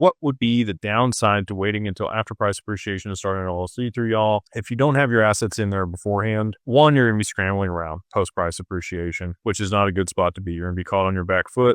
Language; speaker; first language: English; native; English